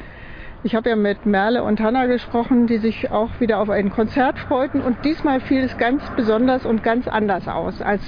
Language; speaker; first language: German; native; German